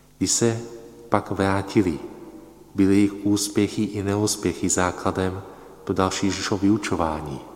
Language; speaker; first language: Czech; non-native, fluent; Polish